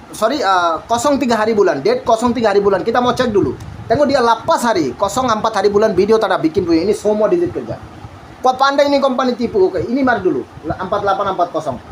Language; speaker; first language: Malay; non-native, learner; Bangla